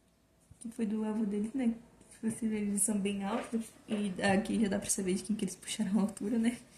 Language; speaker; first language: Portuguese; native; Portuguese